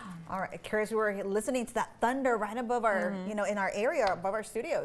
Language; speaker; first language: English; native; English